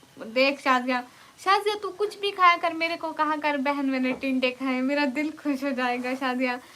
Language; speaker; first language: Urdu; non-native, local second language; Punjabi